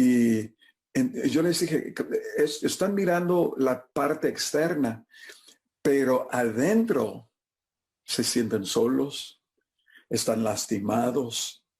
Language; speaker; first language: Spanish; non-native, fluent; English